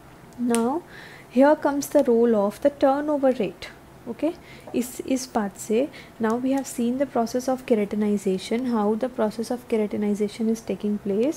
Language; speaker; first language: English; non-native, local second language; Hindi